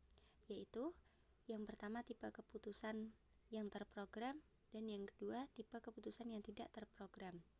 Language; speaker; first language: Indonesian; native; Indonesian